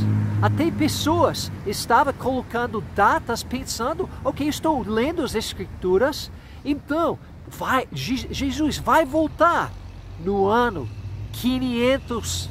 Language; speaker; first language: Portuguese; non-native, fluent; English